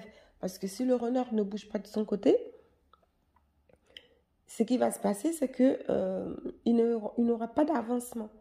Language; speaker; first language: French; native; French